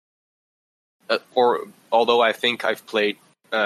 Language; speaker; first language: English; non-native, fluent; Dutch